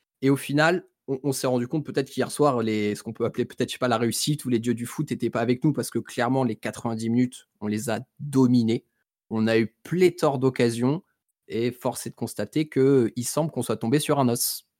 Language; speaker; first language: French; native; French